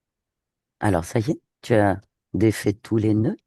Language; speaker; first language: French; native; French